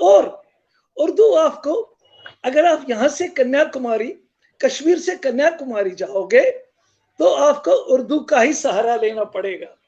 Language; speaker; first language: Hindi; non-native, local second language; Kashmiri